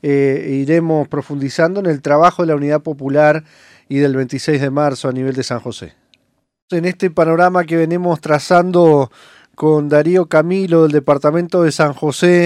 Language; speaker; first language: Spanish; native; Spanish